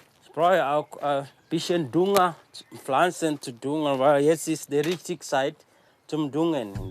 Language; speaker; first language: German; non-native, learner; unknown